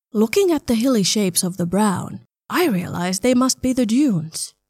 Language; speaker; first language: English; non-native, fluent; Finnish